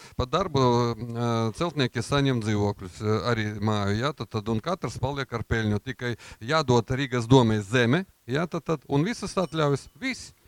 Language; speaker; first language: Latvian; non-native, local second language; Russian